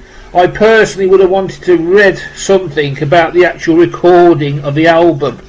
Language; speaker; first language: English; native; English